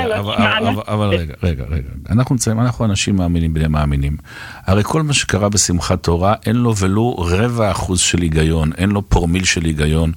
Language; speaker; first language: Hebrew; native; Hebrew